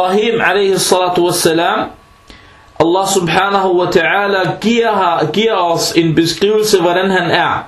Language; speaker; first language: Danish; non-native, fluent; Arabic